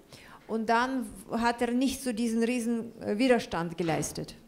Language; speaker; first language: German; non-native, fluent; Russian